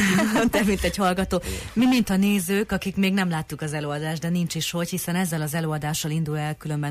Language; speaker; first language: Hungarian; native; Hungarian